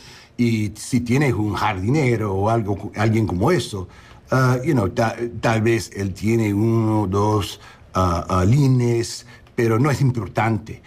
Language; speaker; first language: Spanish; non-native, learner; English